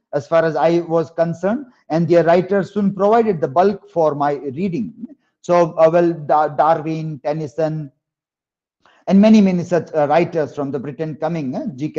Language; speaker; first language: English; non-native, local second language; Gujarati